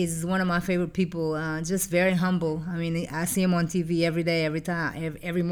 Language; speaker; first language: English; non-native, fluent; Portuguese